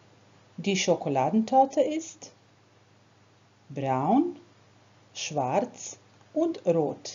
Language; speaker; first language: German; non-native, fluent; Croatian